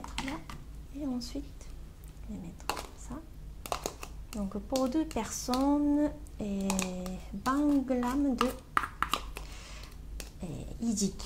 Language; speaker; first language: French; non-native, learner; Japanese